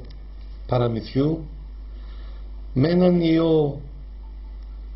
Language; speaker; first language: Greek; native; Greek